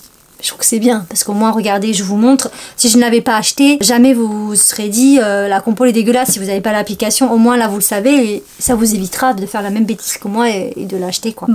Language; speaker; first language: French; native; French